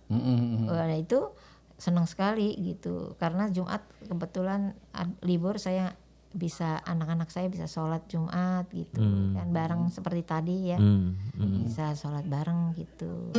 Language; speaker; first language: Indonesian; native; Indonesian